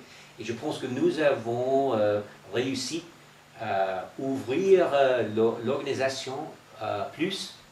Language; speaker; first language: French; non-native, fluent; English